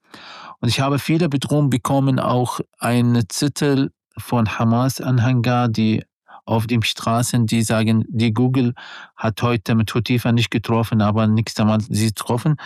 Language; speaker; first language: German; non-native, learner; Arabic